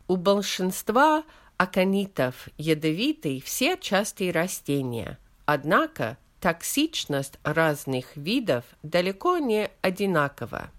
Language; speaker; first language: Russian; non-native, fluent; English